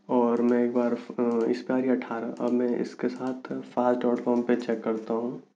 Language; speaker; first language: Hindi; native; Hindi